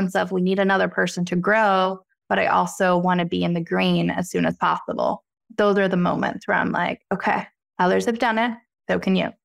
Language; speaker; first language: English; native; English